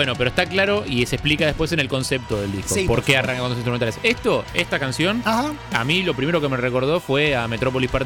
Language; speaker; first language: Spanish; native; Spanish